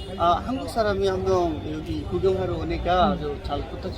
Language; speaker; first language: Korean; non-native, learner; Bangla